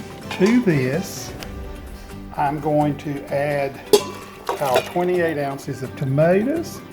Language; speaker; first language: English; native; English